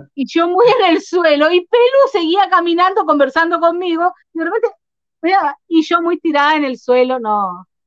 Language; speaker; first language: Spanish; native; Spanish